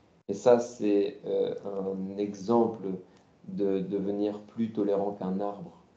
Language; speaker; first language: French; native; French